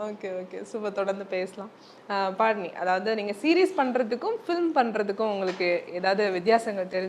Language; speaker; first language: Tamil; native; Tamil